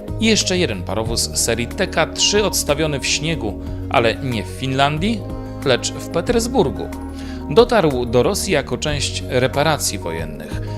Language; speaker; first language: Polish; native; Polish